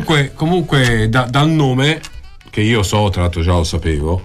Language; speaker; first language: Italian; native; Italian